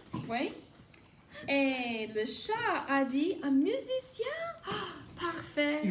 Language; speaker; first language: French; non-native, fluent; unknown